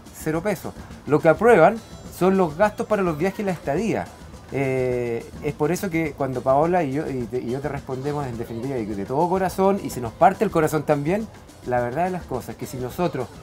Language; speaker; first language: Spanish; native; Spanish